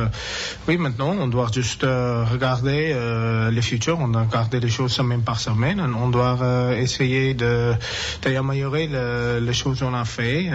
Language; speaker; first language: French; non-native, learner; English